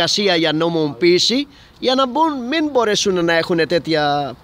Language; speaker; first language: Greek; non-native, fluent; Urdu